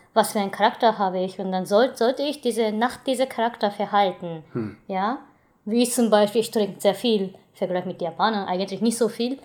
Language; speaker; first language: German; non-native, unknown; Japanese